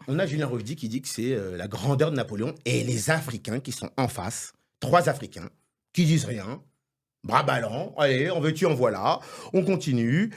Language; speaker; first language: French; non-native, local second language; Haitian Creole